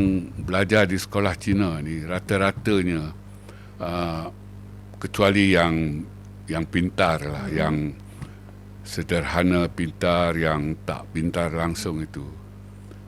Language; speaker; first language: Malay; native; Malay